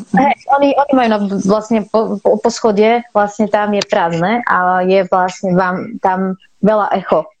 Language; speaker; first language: Slovak; non-native, fluent; Arabic